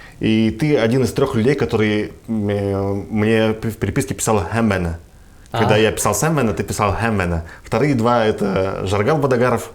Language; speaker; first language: Russian; native; Russian